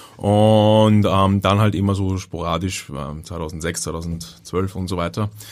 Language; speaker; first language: German; native; German